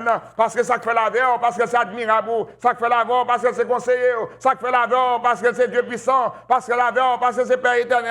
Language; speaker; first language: French; non-native, local second language; Haitian Creole